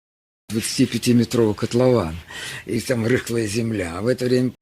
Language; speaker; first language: Russian; native; Russian